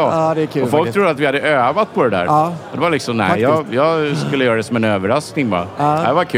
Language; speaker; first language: Swedish; native; Swedish